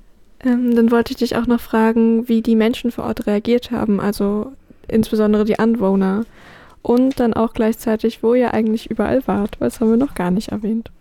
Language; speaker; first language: German; native; German